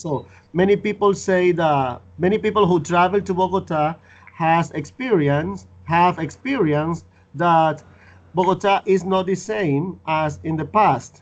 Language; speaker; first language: English; non-native, fluent; Spanish